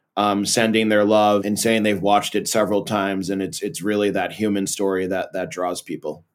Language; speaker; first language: English; early bilingual, other home language; Portuguese